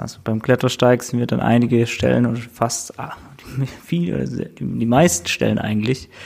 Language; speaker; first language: German; native; German